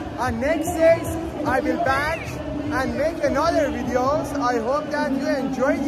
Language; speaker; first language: English; non-native, learner; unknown